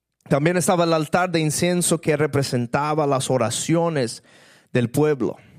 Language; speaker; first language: Spanish; early bilingual, other home language; English